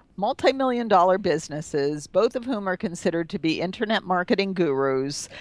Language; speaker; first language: English; native; English